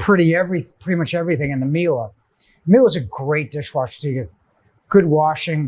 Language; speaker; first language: English; native; English